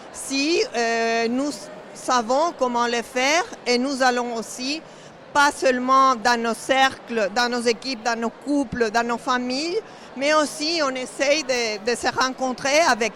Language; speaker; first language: French; non-native, fluent; Spanish